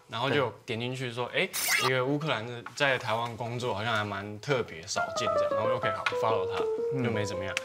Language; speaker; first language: Chinese; native; Chinese